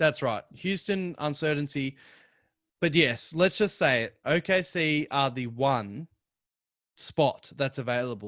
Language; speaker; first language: English; native; English